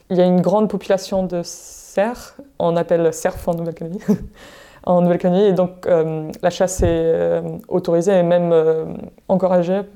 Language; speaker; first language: French; non-native, local second language; English